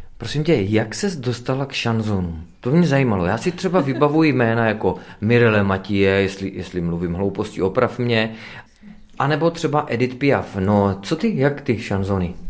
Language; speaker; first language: Czech; native; Czech